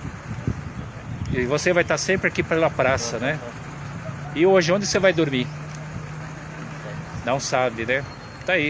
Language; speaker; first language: Portuguese; native; Portuguese